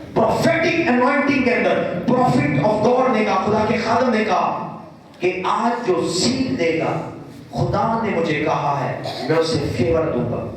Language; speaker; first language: Urdu; non-native, local second language; Punjabi